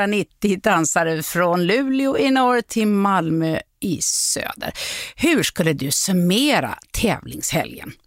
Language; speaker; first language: Swedish; native; Swedish